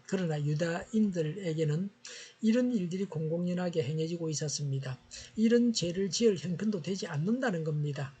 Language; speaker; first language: Korean; native; Korean